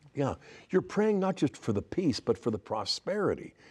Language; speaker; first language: English; native; English